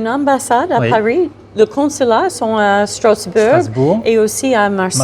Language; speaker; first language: French; non-native, fluent; English